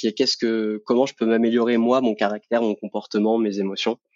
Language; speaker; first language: French; native; French